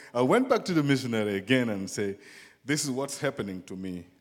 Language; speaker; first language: English; non-native, fluent; Dyula